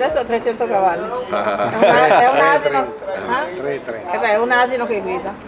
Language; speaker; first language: Italian; native; Italian